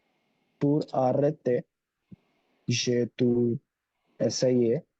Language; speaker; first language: French; non-native, learner; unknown